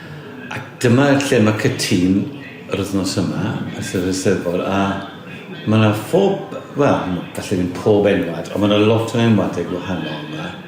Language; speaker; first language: Welsh; native; Welsh